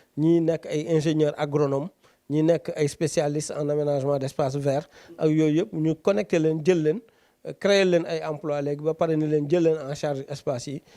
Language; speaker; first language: Wolof; native; Wolof